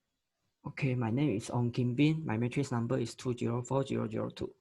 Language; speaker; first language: English; non-native, learner; Chinese